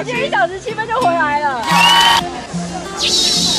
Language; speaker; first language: Chinese; native; Chinese